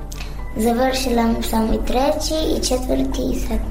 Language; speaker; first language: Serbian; non-native, learner; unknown